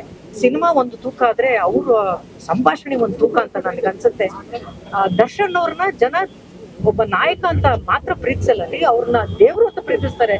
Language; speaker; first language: Kannada; native; Kannada